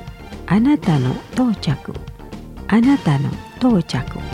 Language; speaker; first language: Japanese; non-native, fluent; Indonesian